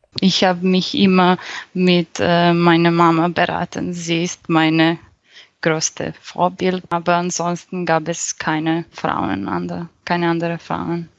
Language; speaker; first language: German; non-native, fluent; Serbian